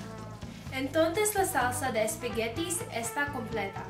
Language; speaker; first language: Spanish; non-native, learner; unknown